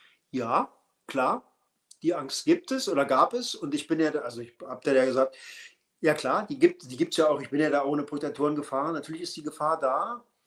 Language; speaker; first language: German; native; German